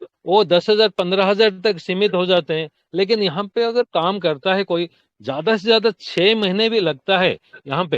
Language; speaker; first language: Hindi; non-native, local second language; Odia